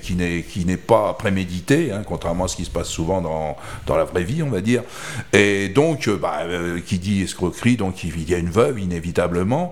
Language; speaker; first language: French; native; French